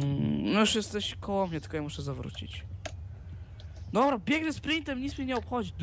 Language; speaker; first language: Polish; native; Polish